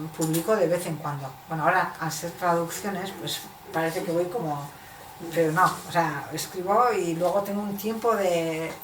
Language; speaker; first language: Spanish; non-native, local second language; Basque